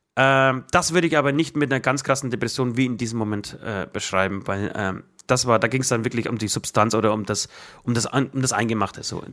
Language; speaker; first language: German; non-native, fluent; Polish